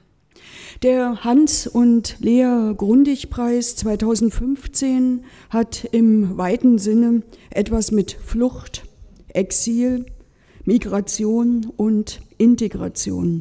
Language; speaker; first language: German; native; German